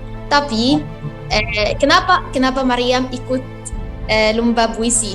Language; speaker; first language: Indonesian; non-native, fluent; Arabic